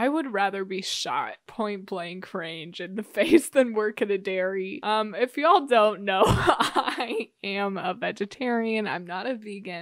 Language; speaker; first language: English; native; English